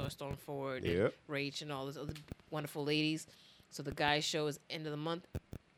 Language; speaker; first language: English; native; English